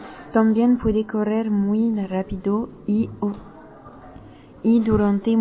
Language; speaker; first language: Spanish; non-native, learner; French